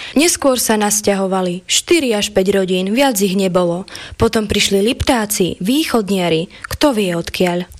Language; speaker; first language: Slovak; native; Slovak